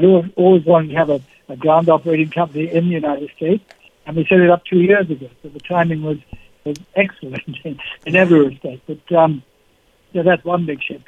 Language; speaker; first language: English; native; English